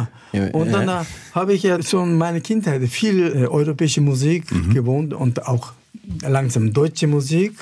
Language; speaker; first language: German; non-native, fluent; Japanese